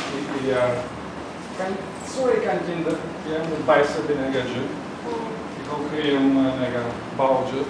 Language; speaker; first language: Chinese; non-native, learner; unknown